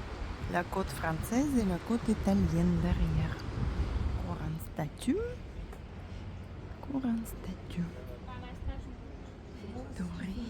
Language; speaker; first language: French; non-native, fluent; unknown